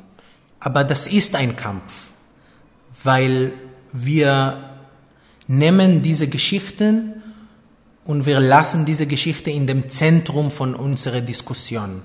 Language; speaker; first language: German; non-native, fluent; Hebrew